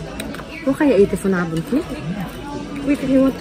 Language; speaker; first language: Dutch; non-native, learner; Filipino